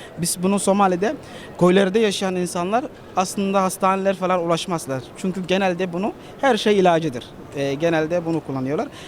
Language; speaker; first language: Turkish; non-native, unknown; Somali